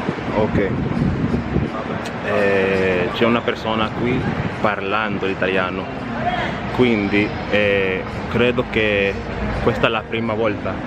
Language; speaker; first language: Italian; non-native, learner; Spanish